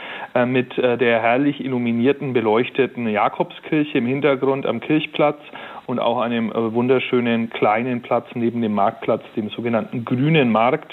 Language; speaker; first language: German; native; German